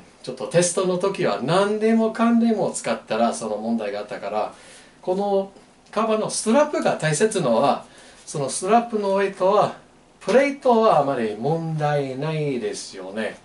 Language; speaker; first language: Japanese; non-native, learner; English